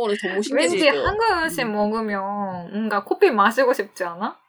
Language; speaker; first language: Korean; non-native, fluent; Japanese